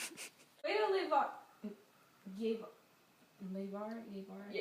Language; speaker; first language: Spanish; non-native, learner; English